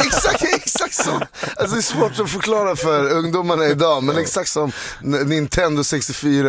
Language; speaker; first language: Swedish; native; Swedish